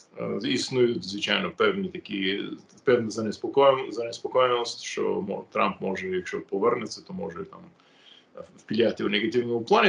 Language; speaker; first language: Ukrainian; non-native, fluent; English